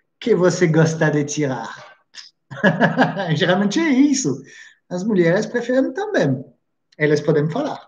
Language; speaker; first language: Portuguese; non-native, fluent; French